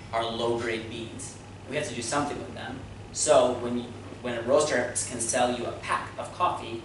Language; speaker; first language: English; native; English